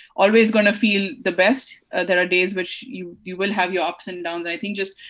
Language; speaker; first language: English; non-native, local second language; Hindi